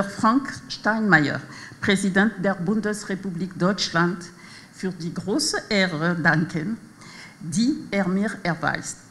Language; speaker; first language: German; non-native, fluent; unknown